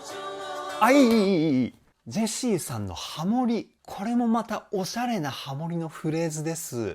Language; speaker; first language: Japanese; native; Japanese